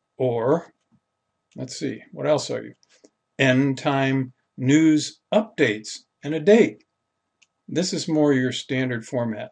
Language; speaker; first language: English; native; English